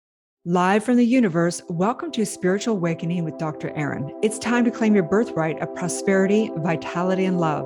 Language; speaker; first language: English; native; English